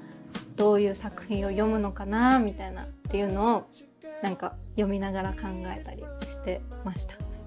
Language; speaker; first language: Japanese; native; Japanese